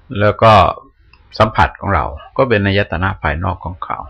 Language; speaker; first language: Thai; native; Thai